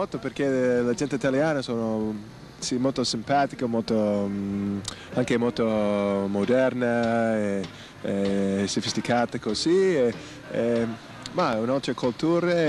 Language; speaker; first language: Italian; non-native, learner; English